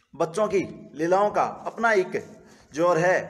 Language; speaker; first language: Hindi; native; Hindi